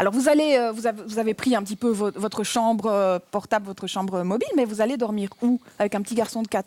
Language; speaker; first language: French; native; French